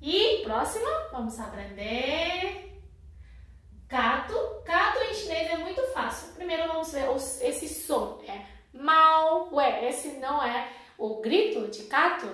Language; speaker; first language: Portuguese; non-native, fluent; Chinese